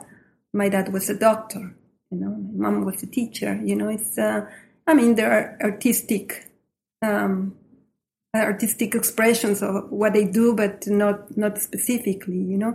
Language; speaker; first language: English; non-native, fluent; Spanish